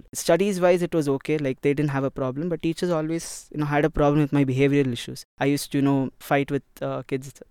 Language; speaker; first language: English; non-native, local second language; Kannada